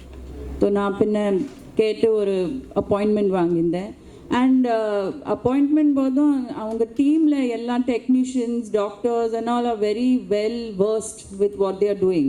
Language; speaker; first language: Tamil; non-native, local second language; Hindi